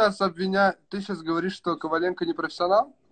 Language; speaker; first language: Russian; native; Russian